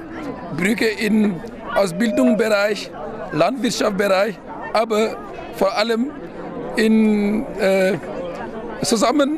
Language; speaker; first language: German; non-native, fluent; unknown